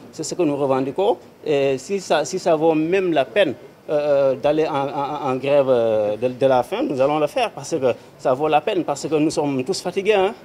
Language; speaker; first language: French; non-native, local second language; Wolof